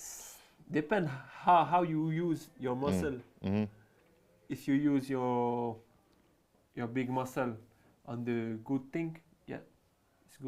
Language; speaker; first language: English; non-native, learner; French